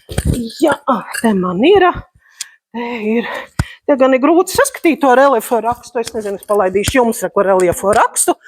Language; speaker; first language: Latvian; native; Latvian